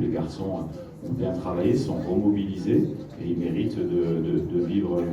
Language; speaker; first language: French; native; French